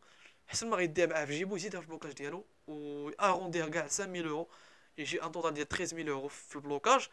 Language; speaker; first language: Arabic; native; Arabic